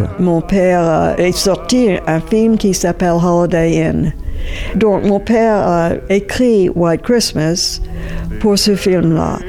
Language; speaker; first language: French; non-native, fluent; English